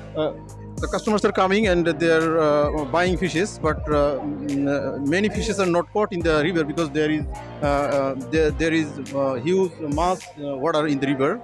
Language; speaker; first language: English; non-native, learner; Bangla